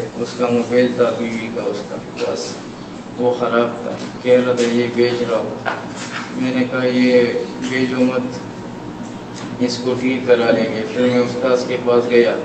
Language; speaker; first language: Hindi; non-native, local second language; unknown